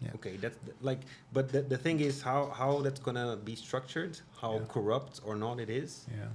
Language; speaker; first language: English; non-native, fluent; Portuguese